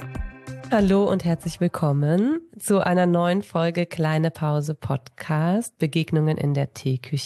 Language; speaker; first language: German; native; German